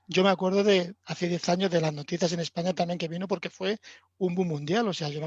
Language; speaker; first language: Spanish; native; Spanish